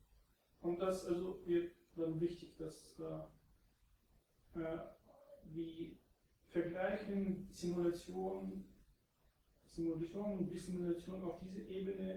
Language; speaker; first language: German; non-native, fluent; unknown